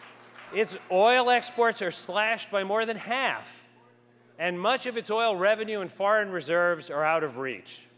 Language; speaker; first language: English; native; English